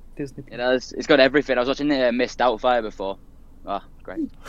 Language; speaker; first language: English; native; English